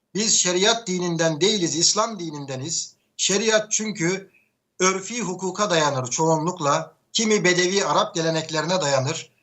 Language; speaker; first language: Turkish; native; Turkish